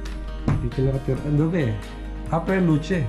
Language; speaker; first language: Italian; non-native, learner; Filipino